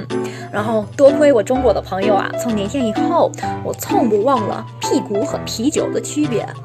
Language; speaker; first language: Chinese; non-native, learner; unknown